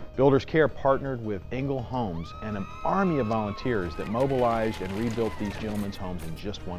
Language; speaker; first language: English; native; English